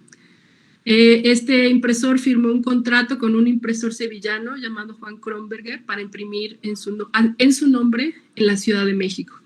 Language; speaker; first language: Spanish; native; Spanish